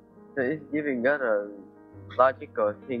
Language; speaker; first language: English; non-native, learner; Vietnamese